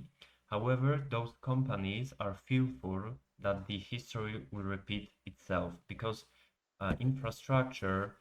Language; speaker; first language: English; non-native, fluent; Polish